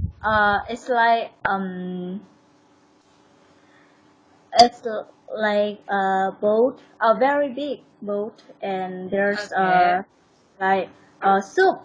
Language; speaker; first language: English; non-native, learner; Vietnamese